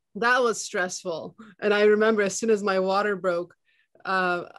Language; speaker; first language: English; non-native, fluent; Turkish